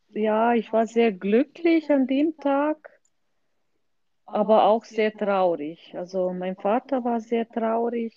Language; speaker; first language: German; non-native, fluent; Croatian